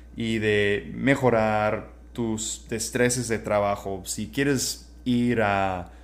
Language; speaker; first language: Spanish; non-native, fluent; English